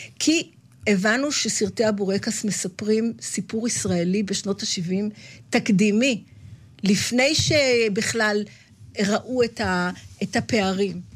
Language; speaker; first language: Hebrew; native; Hebrew